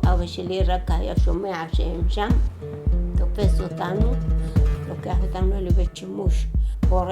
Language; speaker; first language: Hebrew; early bilingual, other home language; Arabic